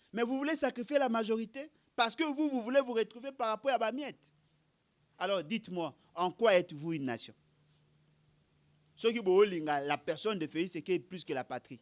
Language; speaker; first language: French; non-native, local second language; Lingala